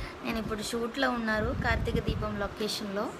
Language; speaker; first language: Telugu; non-native, learner; Malayalam